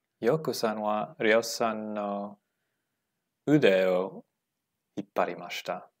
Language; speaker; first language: Japanese; non-native, learner; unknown